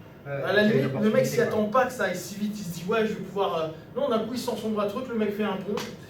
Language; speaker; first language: French; native; French